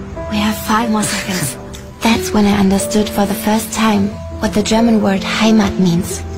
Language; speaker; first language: English; non-native, fluent; German